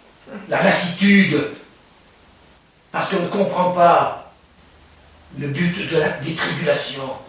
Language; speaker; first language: French; native; French